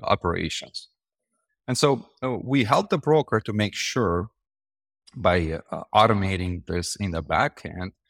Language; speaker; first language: English; non-native, fluent; Romanian